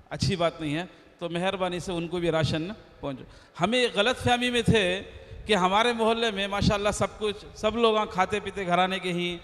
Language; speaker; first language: Hindi; non-native, local second language; Urdu